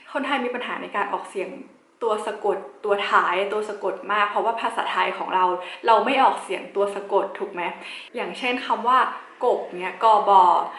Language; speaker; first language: Thai; native; Thai